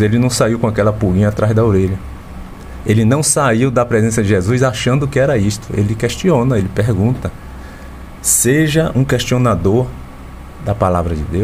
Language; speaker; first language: Portuguese; native; Portuguese